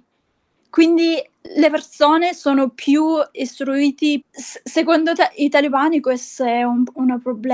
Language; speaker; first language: Italian; non-native, fluent; Persian